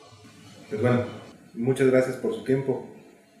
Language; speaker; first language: Spanish; native; Spanish